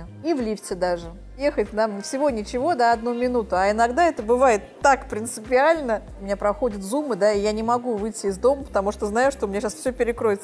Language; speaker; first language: Russian; native; Russian